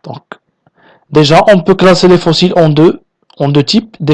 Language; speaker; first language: French; non-native, local second language; Arabic